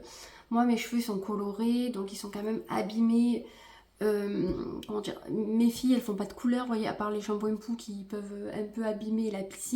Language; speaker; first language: French; native; French